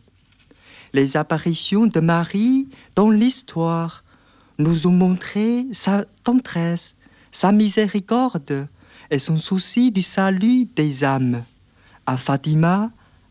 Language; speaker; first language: French; non-native, fluent; Chinese